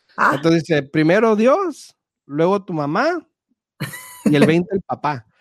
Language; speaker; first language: Spanish; native; Spanish